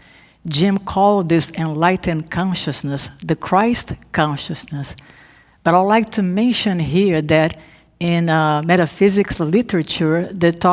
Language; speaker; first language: English; non-native, fluent; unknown